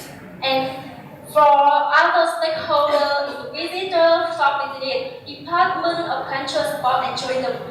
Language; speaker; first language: English; non-native, learner; Vietnamese